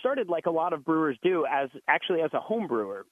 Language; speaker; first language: English; native; English